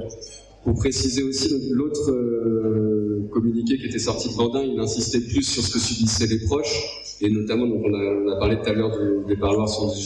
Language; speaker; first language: French; native; French